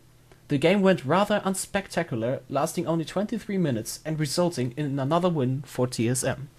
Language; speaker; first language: English; non-native, fluent; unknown